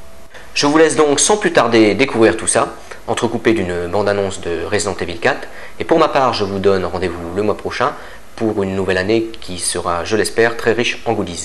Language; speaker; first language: French; native; French